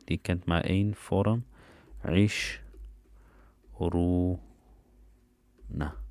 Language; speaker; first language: Dutch; early bilingual, other home language; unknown